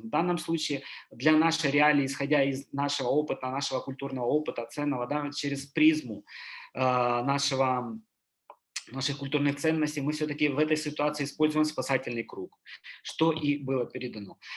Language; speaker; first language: Russian; native; Russian